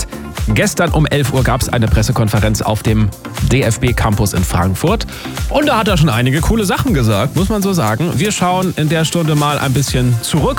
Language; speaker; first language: German; native; German